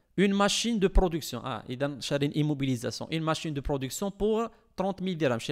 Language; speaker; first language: French; non-native, local second language; Arabic